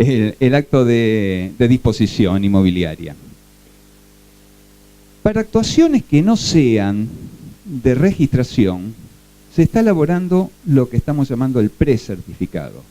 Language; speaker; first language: Spanish; native; Spanish